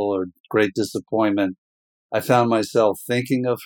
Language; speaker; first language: English; native; English